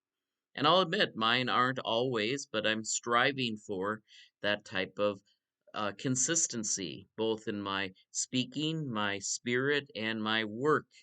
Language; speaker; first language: English; native; English